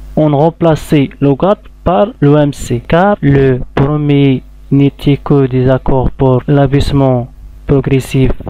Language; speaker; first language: French; non-native, local second language; Arabic